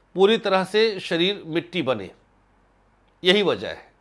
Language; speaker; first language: Hindi; native; Hindi